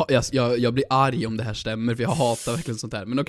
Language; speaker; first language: Swedish; native; Swedish